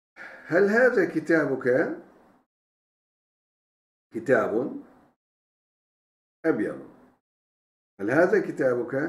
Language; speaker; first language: Arabic; non-native, fluent; Turkish